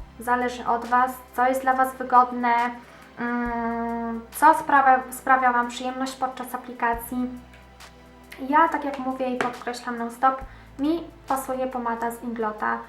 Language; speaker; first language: Polish; native; Polish